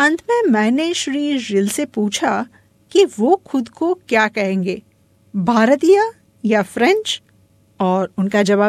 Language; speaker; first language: Hindi; native; Hindi